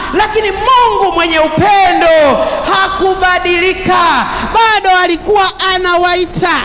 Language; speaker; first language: Swahili; native; Swahili